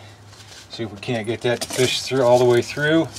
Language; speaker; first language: English; native; English